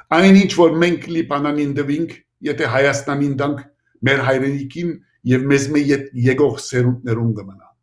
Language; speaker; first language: Armenian; early bilingual, heritage; Armenian